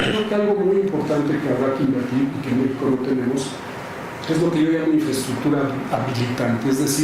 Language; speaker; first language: Spanish; native; Spanish